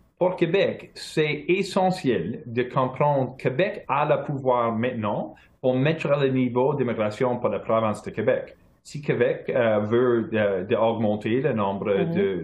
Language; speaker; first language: French; non-native, local second language; English